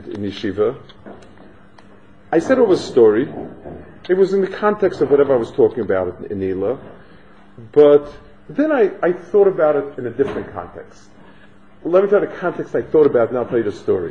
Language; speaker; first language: English; native; English